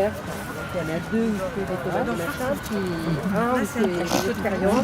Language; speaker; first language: French; native; French